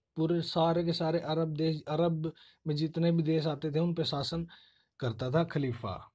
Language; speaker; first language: Hindi; native; Hindi